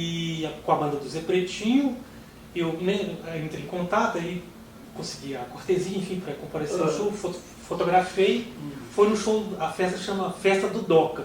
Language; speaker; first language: Portuguese; native; Portuguese